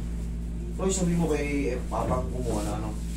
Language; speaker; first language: Filipino; native; Filipino